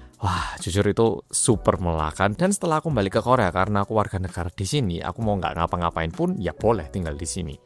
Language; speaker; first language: Indonesian; early bilingual, other home language; Korean